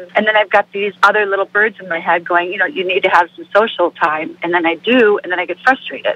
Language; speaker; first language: English; native; English